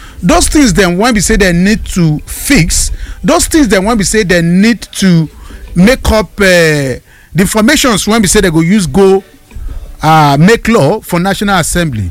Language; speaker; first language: Nigerian Pidgin; non-native, local second language; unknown